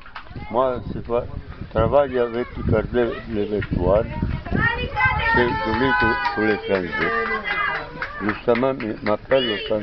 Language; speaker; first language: French; non-native, learner; Italian